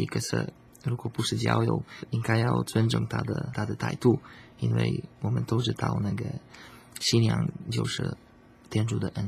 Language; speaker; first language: Chinese; non-native, learner; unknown